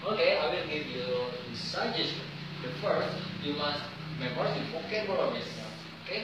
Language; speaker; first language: English; non-native, learner; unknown